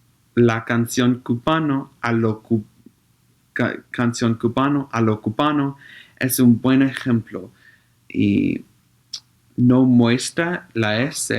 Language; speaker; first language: Spanish; non-native, learner; English